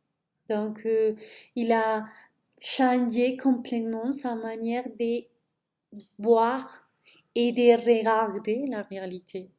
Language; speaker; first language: French; non-native, learner; Spanish